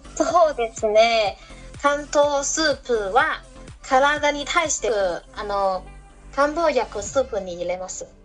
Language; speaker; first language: Japanese; non-native, learner; Chinese